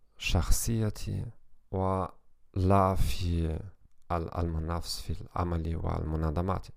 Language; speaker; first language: Arabic; non-native, learner; German